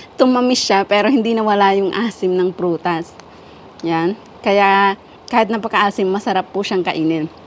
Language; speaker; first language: Filipino; non-native, local second language; Iloko